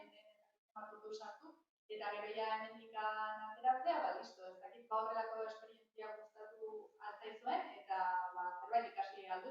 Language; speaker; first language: Basque; native; Basque